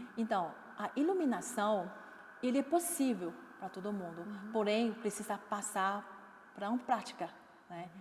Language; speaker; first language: Portuguese; non-native, fluent; Chinese